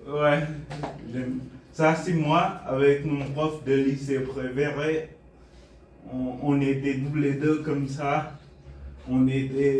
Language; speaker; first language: French; non-native, fluent; Bulgarian